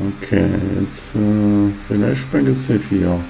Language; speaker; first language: German; non-native, fluent; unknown